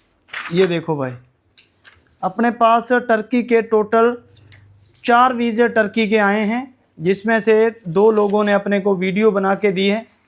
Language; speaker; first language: Hindi; native; Hindi